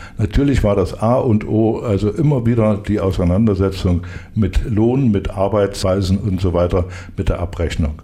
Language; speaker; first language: German; native; German